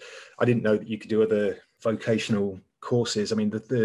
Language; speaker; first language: English; native; English